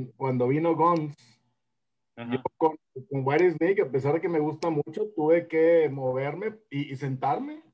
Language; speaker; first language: Spanish; native; Spanish